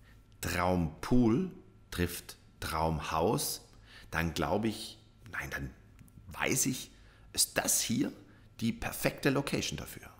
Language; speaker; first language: German; native; German